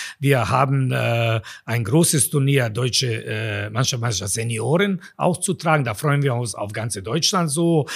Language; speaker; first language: German; non-native, fluent; Serbian